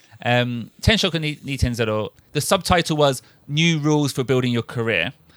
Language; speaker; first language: English; native; English